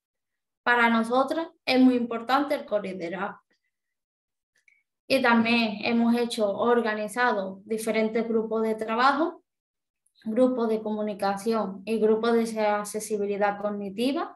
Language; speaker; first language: Spanish; native; Spanish